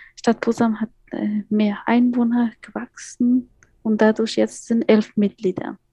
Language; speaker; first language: German; non-native, fluent; Persian